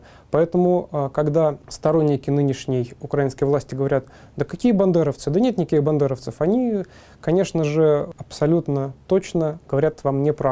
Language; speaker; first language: Russian; native; Russian